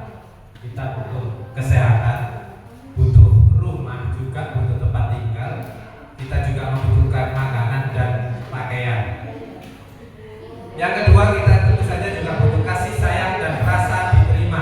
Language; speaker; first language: Indonesian; native; Indonesian